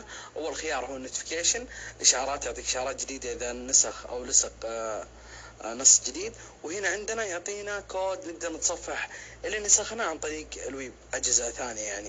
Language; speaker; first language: Arabic; native; Arabic